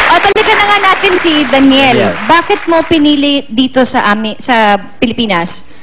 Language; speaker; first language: Filipino; native; Filipino